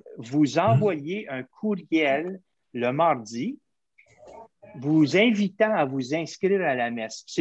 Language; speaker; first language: French; native; French